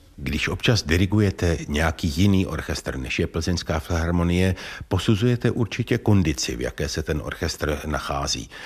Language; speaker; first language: Czech; native; Czech